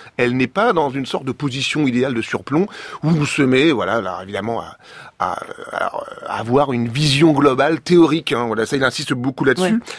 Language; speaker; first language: French; native; French